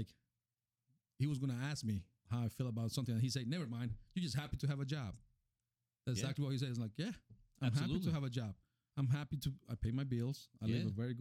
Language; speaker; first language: English; non-native, fluent; Spanish